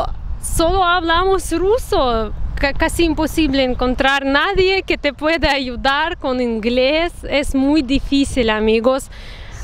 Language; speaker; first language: Spanish; non-native, fluent; Russian